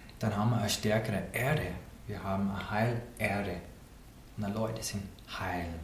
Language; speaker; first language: German; non-native, fluent; English